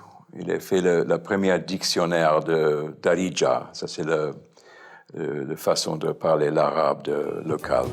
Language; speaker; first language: French; non-native, fluent; English